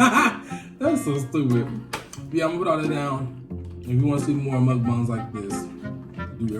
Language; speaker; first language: English; native; English